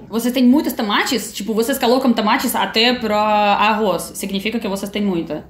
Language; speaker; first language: Portuguese; non-native, fluent; Russian